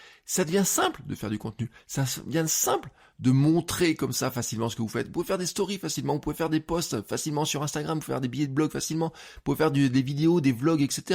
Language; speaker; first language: French; native; French